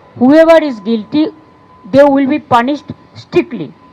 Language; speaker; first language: English; non-native, local second language; Bangla